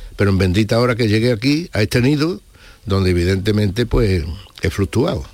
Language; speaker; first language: Spanish; native; Spanish